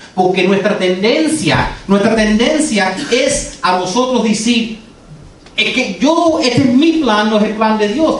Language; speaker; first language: Spanish; early bilingual, heritage; Spanish